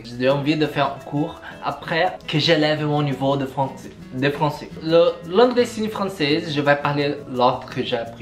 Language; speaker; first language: French; non-native, learner; Portuguese